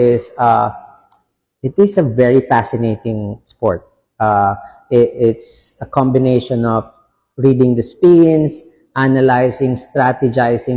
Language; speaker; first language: English; non-native, local second language; Filipino